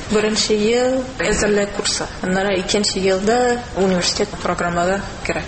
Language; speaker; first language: Tatar; non-native, fluent; English